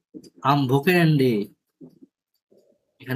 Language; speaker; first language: German; non-native, learner; Bangla